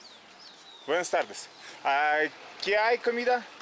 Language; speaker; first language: Spanish; non-native, learner; Russian